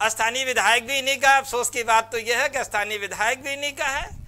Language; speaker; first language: Hindi; native; Hindi